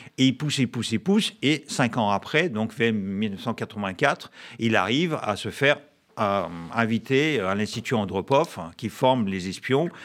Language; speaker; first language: French; non-native, fluent; Russian